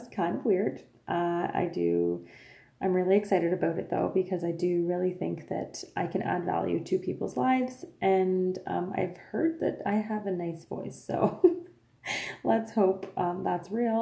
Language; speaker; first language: English; non-native, fluent; French